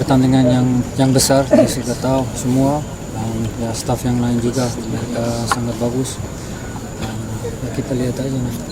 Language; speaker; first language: Indonesian; non-native, fluent; Dutch